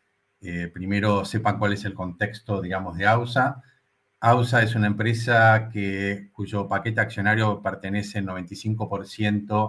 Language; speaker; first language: Spanish; native; Spanish